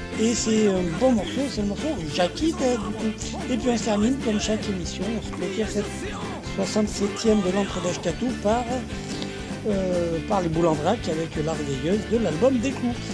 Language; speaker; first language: French; native; French